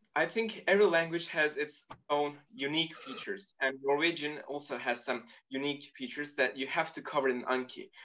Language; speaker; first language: English; non-native, fluent; Turkish